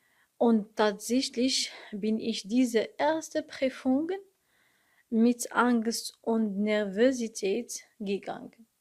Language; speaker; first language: German; non-native, learner; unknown